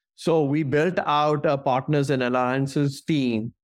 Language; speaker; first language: English; non-native, local second language; Hindi